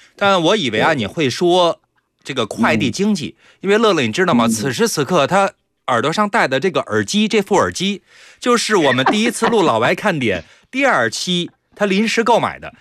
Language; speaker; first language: Chinese; native; Chinese